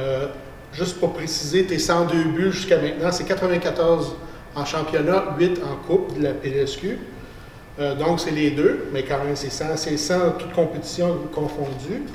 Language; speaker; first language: French; native; French